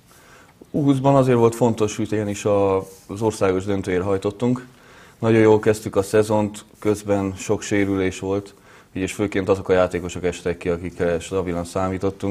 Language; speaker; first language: Hungarian; native; Hungarian